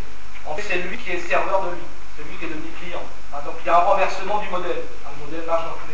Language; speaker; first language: French; native; French